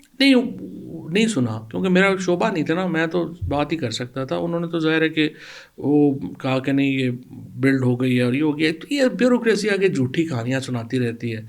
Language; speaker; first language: Urdu; non-native, local second language; Punjabi